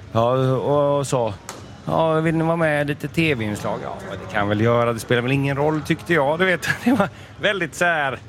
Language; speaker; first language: Swedish; native; Swedish